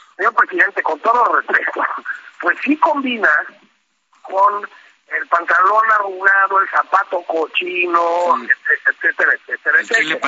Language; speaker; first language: Spanish; native; Spanish